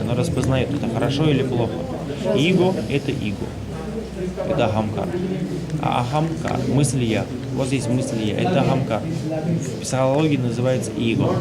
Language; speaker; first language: Russian; native; Russian